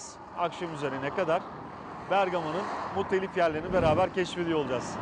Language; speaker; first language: Turkish; native; Turkish